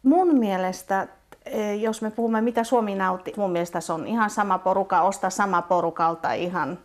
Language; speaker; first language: Finnish; non-native, fluent; Polish